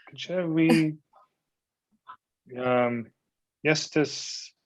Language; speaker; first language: Polish; non-native, learner; English